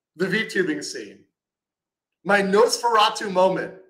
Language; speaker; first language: English; native; English